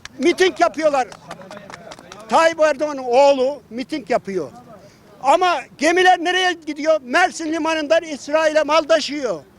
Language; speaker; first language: Turkish; native; Turkish